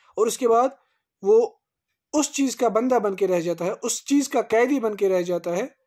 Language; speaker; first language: Urdu; native; Urdu